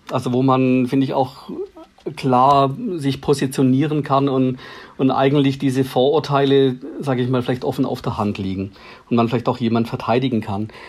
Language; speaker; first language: German; native; German